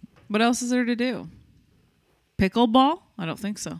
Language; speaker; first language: English; native; English